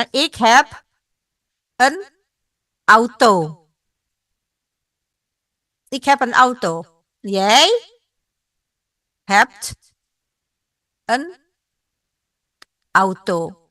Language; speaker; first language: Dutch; non-native, fluent; Indonesian